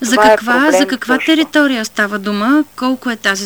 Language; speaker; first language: Bulgarian; native; Bulgarian